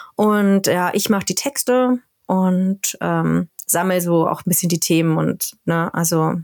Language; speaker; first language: German; native; German